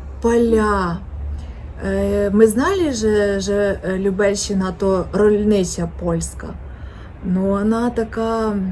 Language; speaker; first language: Ukrainian; non-native, local second language; Russian